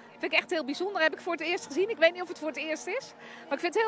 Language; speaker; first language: Dutch; native; Dutch